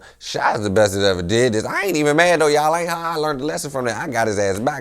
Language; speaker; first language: English; native; English